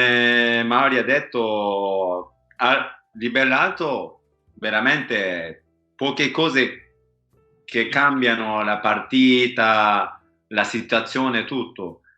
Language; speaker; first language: Italian; non-native, learner; Japanese